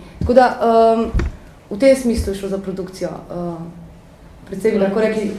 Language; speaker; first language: Slovenian; native; Slovenian